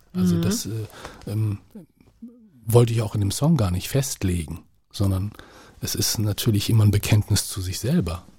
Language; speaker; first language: German; native; German